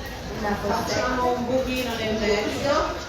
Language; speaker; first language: Italian; native; Italian